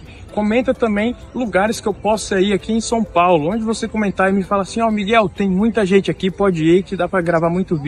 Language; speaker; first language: Portuguese; native; Portuguese